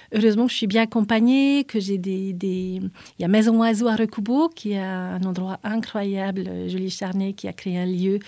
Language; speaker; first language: French; non-native, fluent; Hungarian